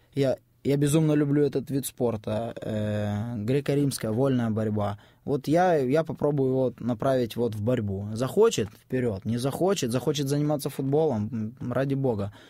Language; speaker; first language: Russian; native; Russian